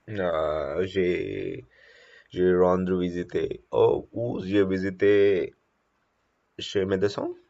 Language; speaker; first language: French; non-native, learner; Telugu